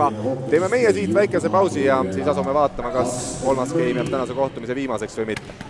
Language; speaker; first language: Estonian; native; Estonian